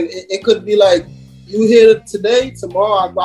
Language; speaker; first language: English; early bilingual, other home language; French